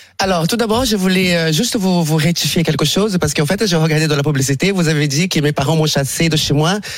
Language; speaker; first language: French; non-native, fluent; Portuguese